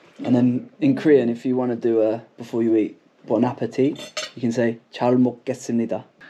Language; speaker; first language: English; native; English